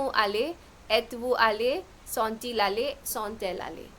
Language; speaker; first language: French; non-native, fluent; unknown